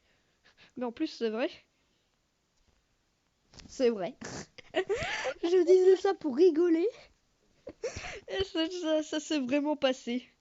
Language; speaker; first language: French; native; French